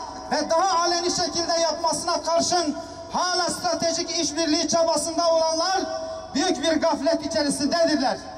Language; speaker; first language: Turkish; native; Turkish